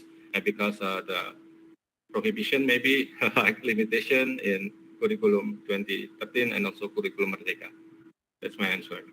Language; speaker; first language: English; non-native, learner; Indonesian